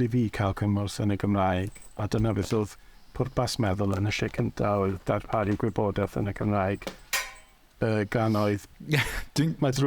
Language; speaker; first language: Welsh; native; Welsh